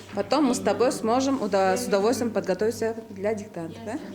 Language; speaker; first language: Russian; non-native, local second language; Kyrgyz